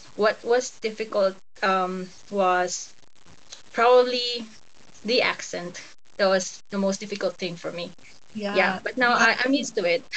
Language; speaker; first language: English; non-native, local second language; Cebuano